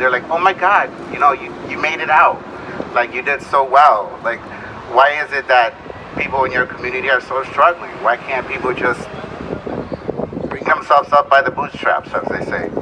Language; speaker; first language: English; early bilingual, other home language; Spanish